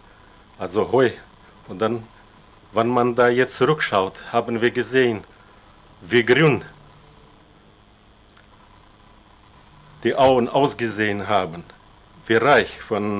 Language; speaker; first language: German; non-native, fluent; Russian